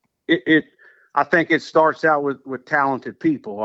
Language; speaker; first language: English; native; English